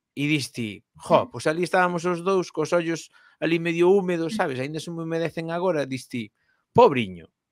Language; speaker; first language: Galician; native; Galician